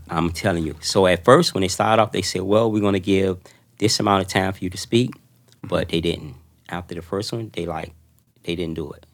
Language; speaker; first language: English; native; English